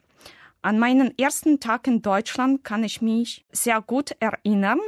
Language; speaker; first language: German; non-native, fluent; Russian